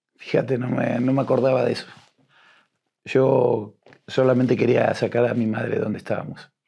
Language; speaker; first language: Spanish; native; Spanish